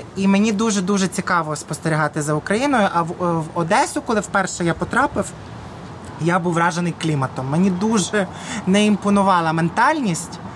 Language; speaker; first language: Ukrainian; native; Ukrainian